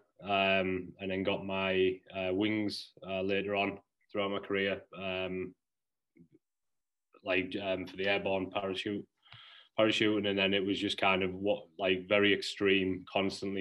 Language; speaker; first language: English; native; English